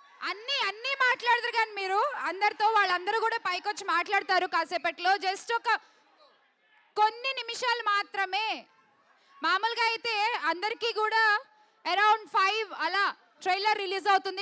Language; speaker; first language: Telugu; native; Telugu